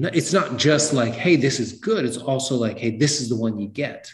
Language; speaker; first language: English; native; English